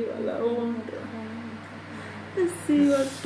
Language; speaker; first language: Spanish; native; Spanish